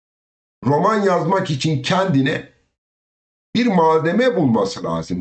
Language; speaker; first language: Turkish; native; Turkish